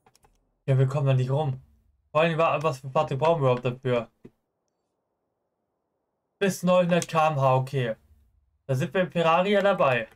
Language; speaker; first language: German; native; German